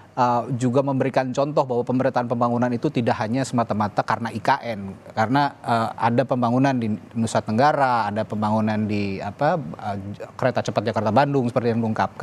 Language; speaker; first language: Indonesian; native; Indonesian